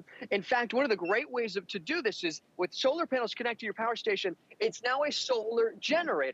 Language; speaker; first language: English; native; English